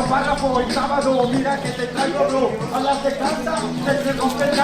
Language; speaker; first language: Spanish; native; Spanish